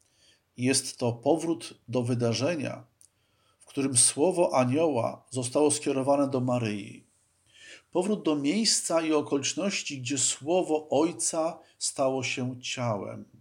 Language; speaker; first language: Polish; native; Polish